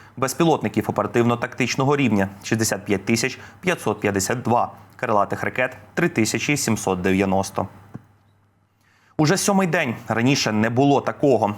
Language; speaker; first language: Ukrainian; native; Ukrainian